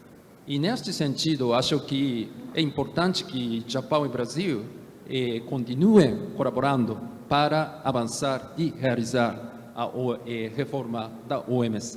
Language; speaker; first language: Portuguese; non-native, fluent; Japanese